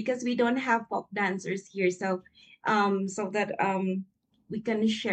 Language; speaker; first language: English; non-native, local second language; Cebuano